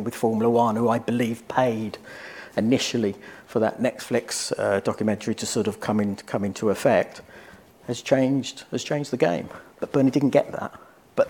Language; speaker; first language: English; native; English